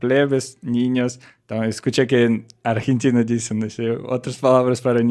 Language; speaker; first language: Spanish; non-native, learner; Russian